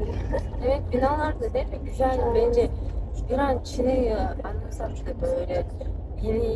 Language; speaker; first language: Turkish; non-native, fluent; Kyrgyz